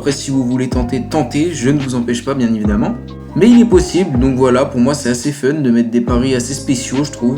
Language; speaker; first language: French; native; French